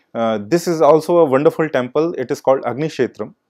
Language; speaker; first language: English; non-native, local second language; Hindi